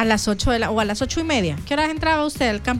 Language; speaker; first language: Spanish; native; Spanish